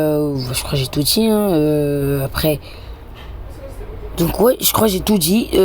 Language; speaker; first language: French; native; French